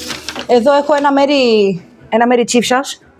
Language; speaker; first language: Greek; native; Greek